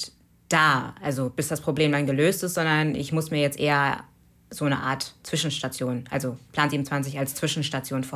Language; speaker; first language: German; native; German